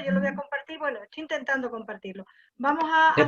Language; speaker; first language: Spanish; native; Spanish